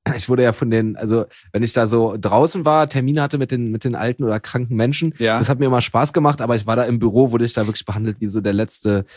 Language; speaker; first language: German; native; German